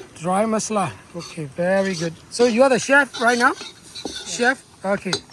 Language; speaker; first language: English; non-native, learner; Burmese